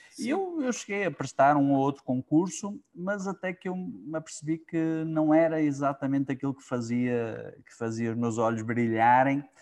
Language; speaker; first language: Portuguese; native; Portuguese